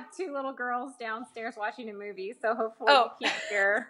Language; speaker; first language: English; native; English